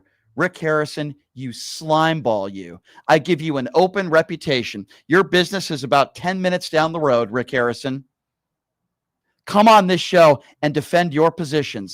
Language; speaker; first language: English; native; English